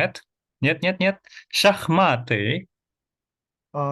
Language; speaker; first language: Russian; non-native, fluent; Indonesian